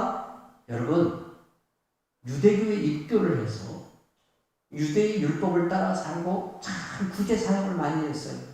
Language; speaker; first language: Korean; native; Korean